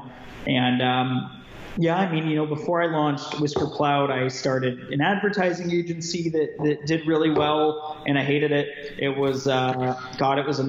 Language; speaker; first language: English; native; English